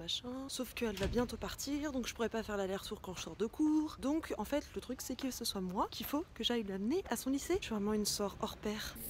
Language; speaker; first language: French; native; French